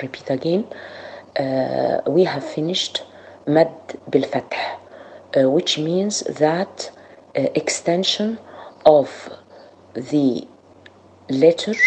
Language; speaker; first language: English; non-native, fluent; Arabic